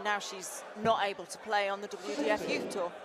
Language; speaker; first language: English; native; English